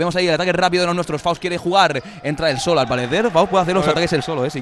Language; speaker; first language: Spanish; native; Spanish